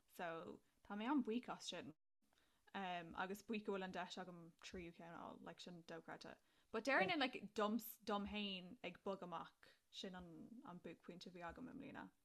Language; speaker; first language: Irish; native; Irish